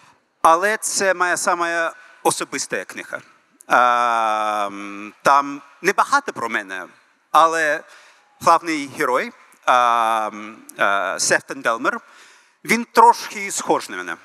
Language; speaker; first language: Ukrainian; early bilingual, heritage; Ukrainian